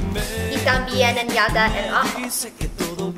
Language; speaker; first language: Spanish; non-native, learner; English